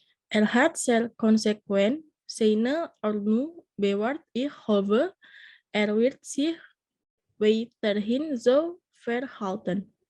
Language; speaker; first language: German; non-native, learner; Indonesian